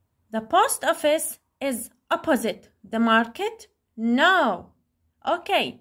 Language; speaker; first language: English; non-native, fluent; Arabic